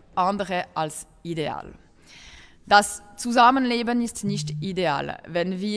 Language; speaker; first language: German; non-native, local second language; French